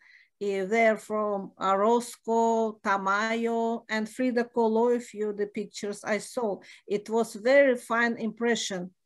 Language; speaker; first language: English; non-native, learner; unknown